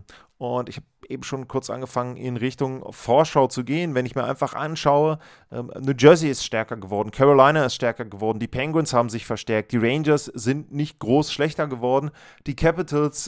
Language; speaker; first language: German; native; German